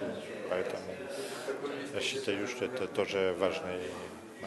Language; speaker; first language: Russian; non-native, learner; French